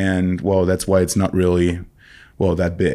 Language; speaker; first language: English; non-native, fluent; German